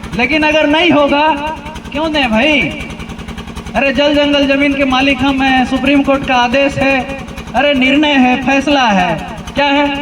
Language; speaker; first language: Hindi; non-native, local second language; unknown